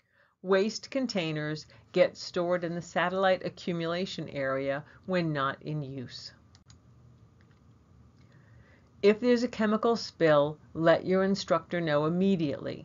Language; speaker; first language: English; native; English